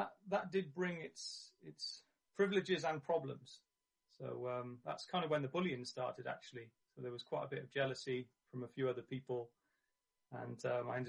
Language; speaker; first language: English; native; English